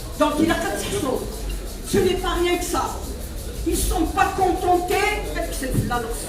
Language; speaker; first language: French; non-native, local second language; Kabyle